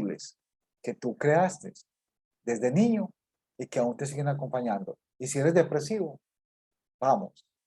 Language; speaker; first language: Spanish; native; Spanish